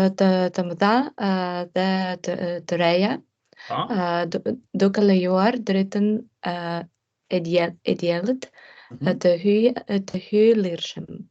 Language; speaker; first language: Albanian; non-native, learner; Russian